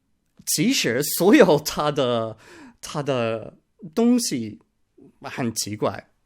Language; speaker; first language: Chinese; non-native, learner; English